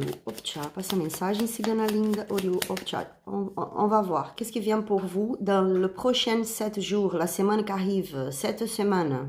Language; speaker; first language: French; non-native, learner; Spanish